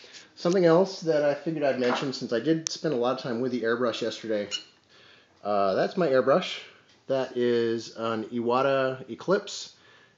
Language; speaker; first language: English; native; English